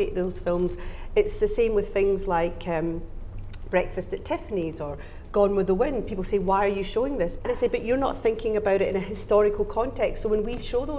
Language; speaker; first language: English; native; English